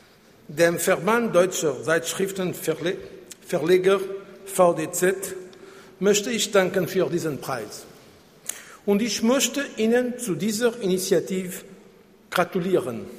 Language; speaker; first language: German; non-native, fluent; Portuguese